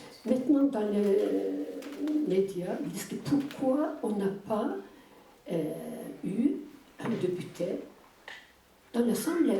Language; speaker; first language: French; non-native, fluent; Turkish